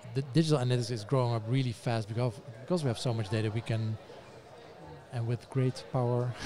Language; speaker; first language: English; non-native, fluent; Dutch